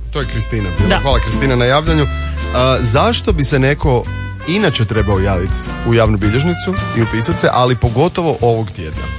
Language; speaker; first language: Serbian; native; Serbian